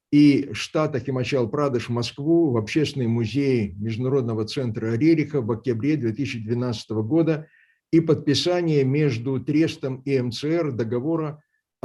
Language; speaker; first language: Russian; native; Russian